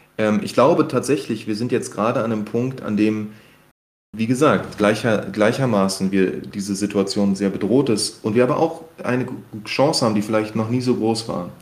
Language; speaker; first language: German; native; German